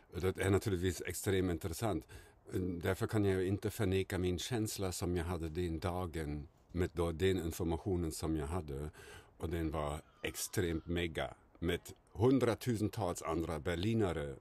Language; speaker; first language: Swedish; non-native, fluent; German